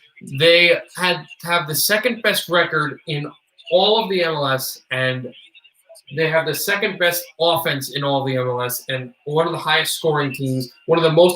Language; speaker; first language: English; native; English